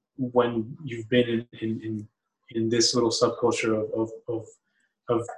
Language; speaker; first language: English; early bilingual, other home language; Spanish